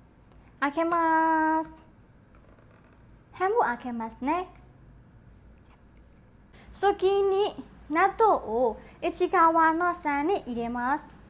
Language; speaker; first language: Japanese; non-native, learner; Burmese